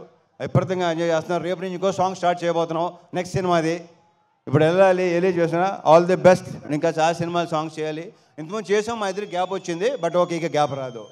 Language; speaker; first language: Telugu; native; Telugu